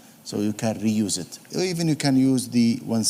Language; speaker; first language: English; non-native, fluent; Arabic